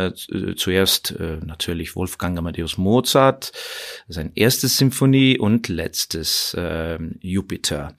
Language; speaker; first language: German; non-native, fluent; Estonian